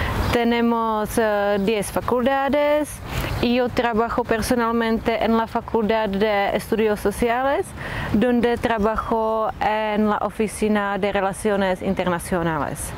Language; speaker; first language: Spanish; non-native, fluent; Czech